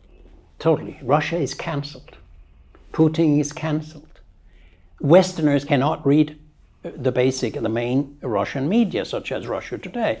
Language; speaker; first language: English; non-native, fluent; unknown